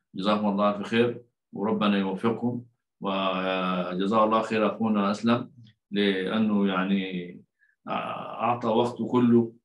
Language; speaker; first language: Arabic; native; Arabic